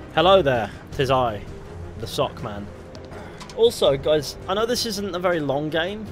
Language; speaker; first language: English; native; English